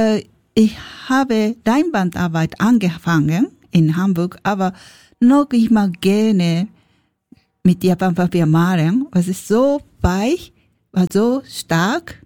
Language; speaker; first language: German; non-native, learner; Japanese